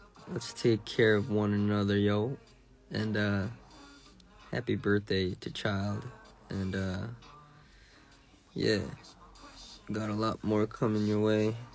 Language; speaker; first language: English; early bilingual, other home language; Korean